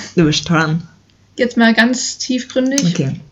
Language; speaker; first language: German; native; German